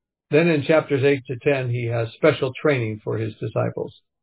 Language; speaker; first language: English; native; English